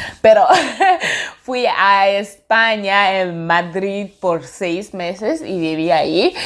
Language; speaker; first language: Spanish; non-native, fluent; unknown